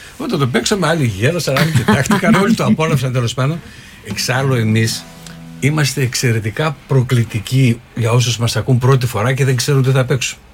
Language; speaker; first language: Greek; native; Greek